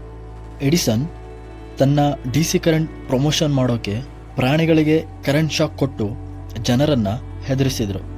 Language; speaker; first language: Kannada; native; Kannada